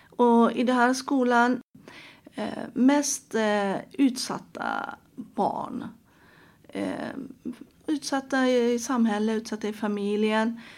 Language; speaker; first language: Swedish; non-native, fluent; Persian